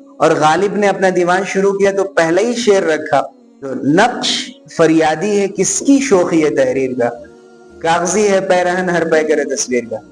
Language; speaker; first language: Urdu; native; Urdu